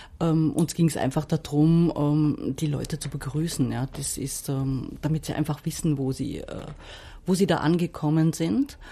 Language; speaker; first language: German; native; German